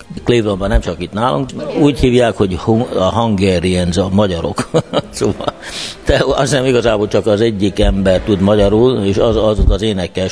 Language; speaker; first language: Hungarian; early bilingual, heritage; Hungarian